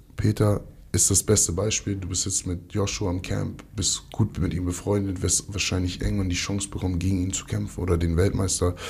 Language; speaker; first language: German; early bilingual, other home language; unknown